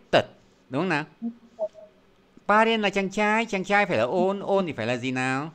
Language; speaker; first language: Vietnamese; native; Vietnamese